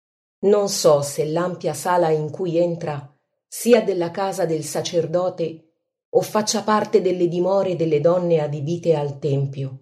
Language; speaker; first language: Italian; native; Italian